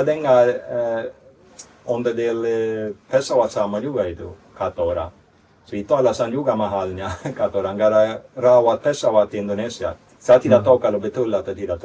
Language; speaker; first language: Indonesian; non-native, fluent; Swedish